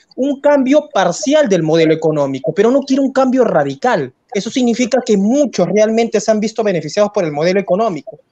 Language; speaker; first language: Spanish; native; Spanish